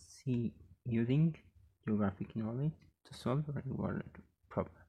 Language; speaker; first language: English; non-native, local second language; Amharic